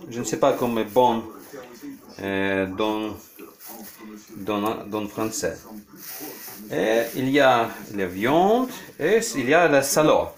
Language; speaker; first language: French; non-native, learner; Ukrainian